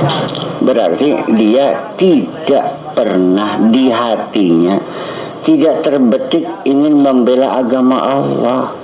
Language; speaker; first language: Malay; non-native, local second language; Javanese